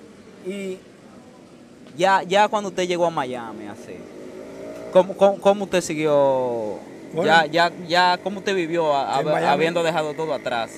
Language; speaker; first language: Spanish; native; Spanish